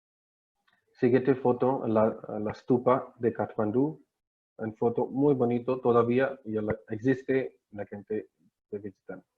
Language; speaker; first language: Spanish; non-native, learner; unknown